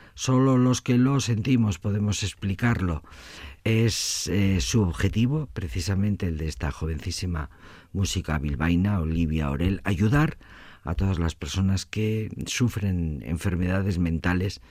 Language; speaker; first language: Spanish; native; Spanish